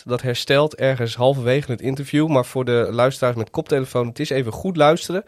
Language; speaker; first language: Dutch; native; Dutch